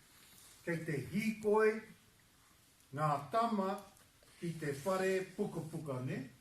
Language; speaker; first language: Māori; non-native, local second language; English